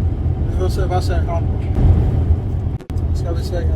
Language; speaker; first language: Swedish; non-native, fluent; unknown